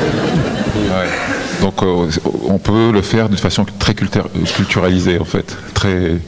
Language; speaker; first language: French; native; French